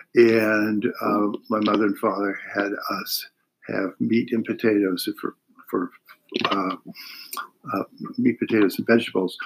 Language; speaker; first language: English; native; English